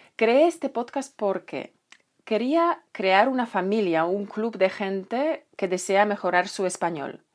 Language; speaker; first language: Spanish; non-native, fluent; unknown